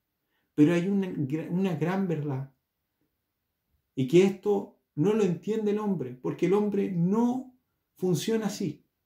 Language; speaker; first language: Spanish; native; Spanish